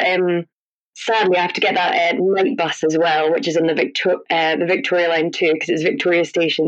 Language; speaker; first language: English; native; English